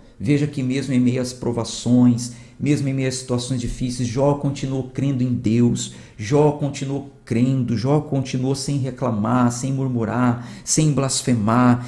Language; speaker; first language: Portuguese; native; Portuguese